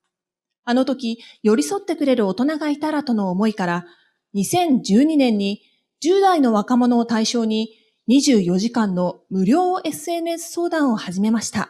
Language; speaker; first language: Japanese; native; Japanese